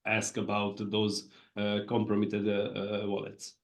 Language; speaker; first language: English; non-native, fluent; Hungarian